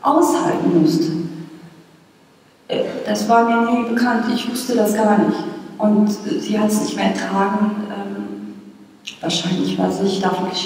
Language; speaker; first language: German; non-native, fluent; Bosnian